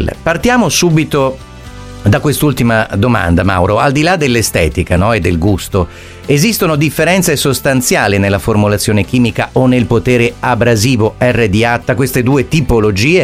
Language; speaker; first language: Italian; native; Italian